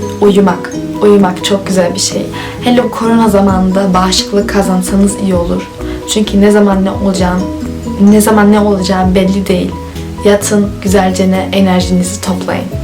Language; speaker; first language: Turkish; early bilingual, heritage; Turkish